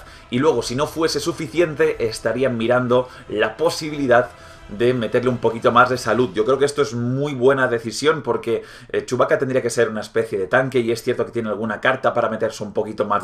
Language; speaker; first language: Spanish; native; Spanish